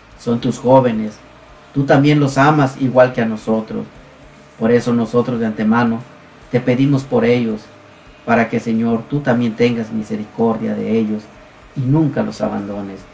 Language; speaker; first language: Spanish; native; Spanish